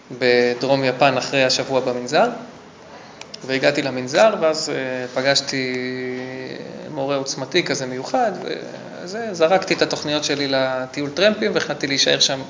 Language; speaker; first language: Hebrew; native; Hebrew